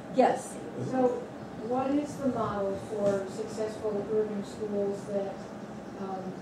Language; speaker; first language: English; native; English